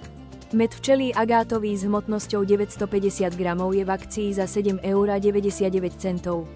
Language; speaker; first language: Slovak; native; Slovak